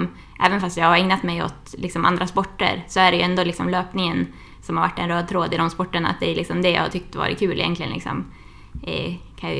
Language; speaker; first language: Swedish; native; Swedish